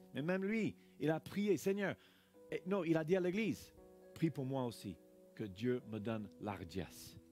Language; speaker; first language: French; non-native, fluent; English